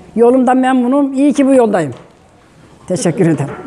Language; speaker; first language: Turkish; native; Turkish